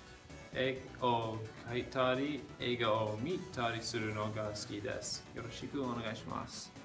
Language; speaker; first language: Japanese; non-native, learner; English